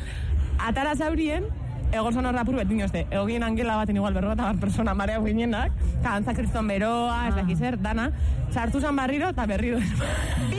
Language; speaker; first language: Basque; native; Basque